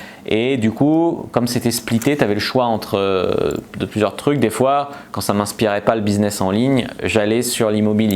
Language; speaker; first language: French; native; French